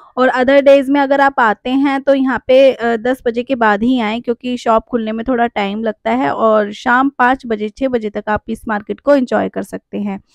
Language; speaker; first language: Hindi; native; Hindi